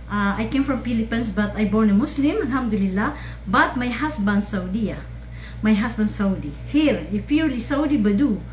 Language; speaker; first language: English; non-native, local second language; Filipino